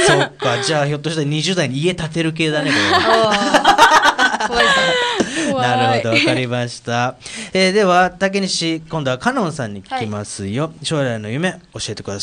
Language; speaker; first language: Japanese; native; Japanese